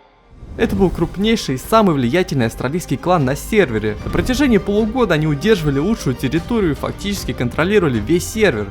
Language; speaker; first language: Russian; native; Russian